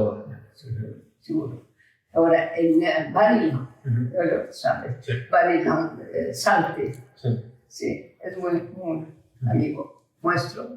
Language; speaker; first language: Spanish; early bilingual, heritage; Ladino